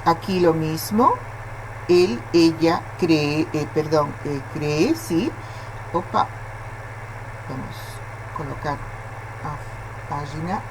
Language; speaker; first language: Spanish; non-native, fluent; Portuguese